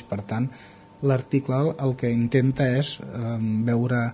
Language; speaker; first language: Catalan; native; Catalan